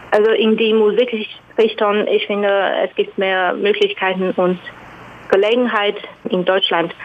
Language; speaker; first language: German; non-native, fluent; Chinese